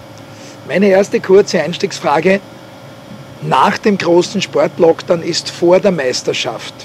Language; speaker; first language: German; native; German